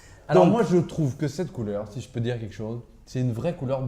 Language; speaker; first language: French; native; French